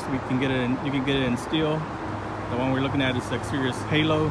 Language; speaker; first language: English; native; English